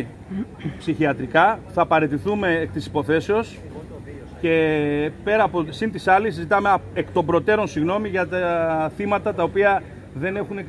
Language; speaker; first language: Greek; native; Greek